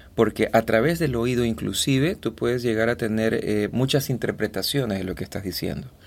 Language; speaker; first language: Spanish; native; Spanish